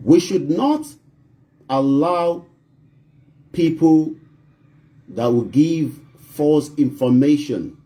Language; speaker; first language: English; non-native, local second language; Yoruba